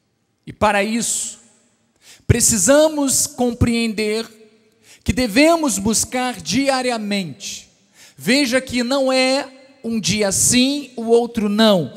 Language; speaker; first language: Portuguese; native; Portuguese